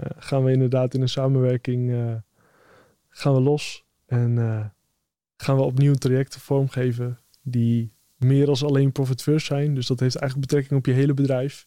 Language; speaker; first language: Dutch; native; Dutch